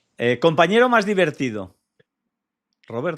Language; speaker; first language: Spanish; native; Spanish